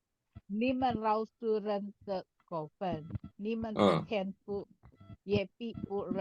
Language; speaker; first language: Chinese; non-native, learner; Indonesian